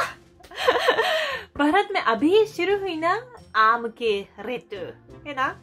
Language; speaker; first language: Hindi; non-native, fluent; Japanese